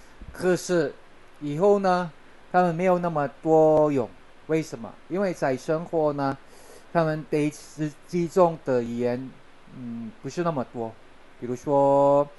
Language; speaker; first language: Chinese; non-native, learner; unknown